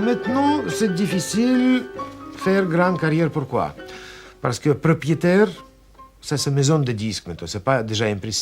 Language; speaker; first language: French; non-native, learner; Russian